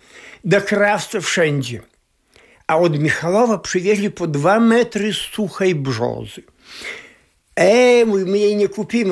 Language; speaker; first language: Polish; non-native, local second language; Belarusian